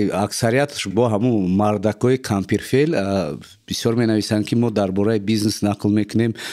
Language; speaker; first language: Tajik; non-native, local second language; Uzbek